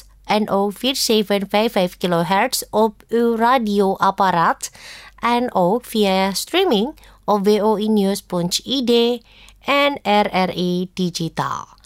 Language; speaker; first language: Dutch; non-native, fluent; Indonesian